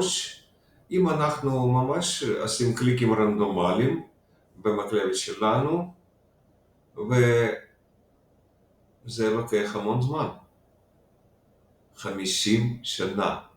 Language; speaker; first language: Hebrew; non-native, fluent; Russian